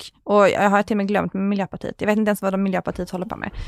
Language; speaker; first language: Swedish; native; Swedish